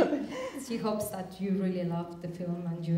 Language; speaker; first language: English; non-native, learner; Spanish